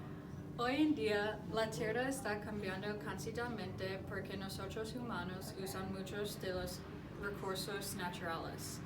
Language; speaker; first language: Spanish; non-native, learner; English